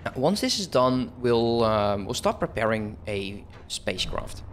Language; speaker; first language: English; non-native, fluent; Dutch